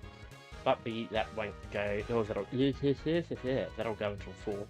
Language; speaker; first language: English; native; English